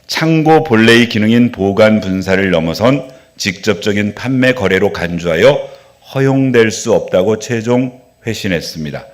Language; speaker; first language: Korean; native; Korean